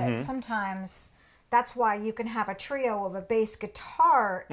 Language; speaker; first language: English; native; English